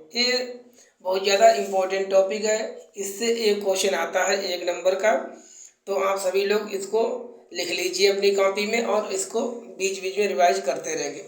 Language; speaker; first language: Hindi; native; Hindi